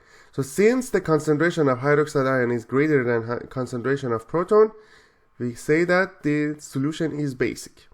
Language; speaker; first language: English; non-native, fluent; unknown